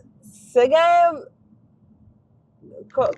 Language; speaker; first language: Macedonian; non-native, learner; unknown